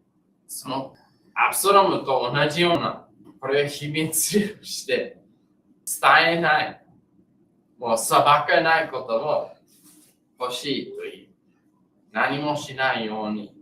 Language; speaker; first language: Japanese; non-native, learner; English